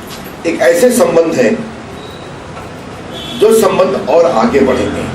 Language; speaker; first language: Hindi; native; Hindi